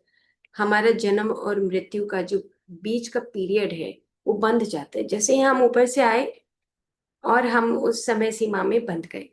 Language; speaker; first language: Hindi; native; Hindi